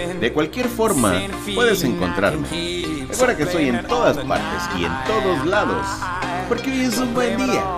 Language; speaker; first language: Spanish; native; Spanish